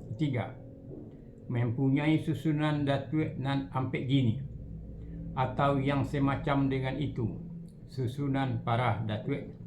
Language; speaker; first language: Malay; non-native, local second language; Minangkabau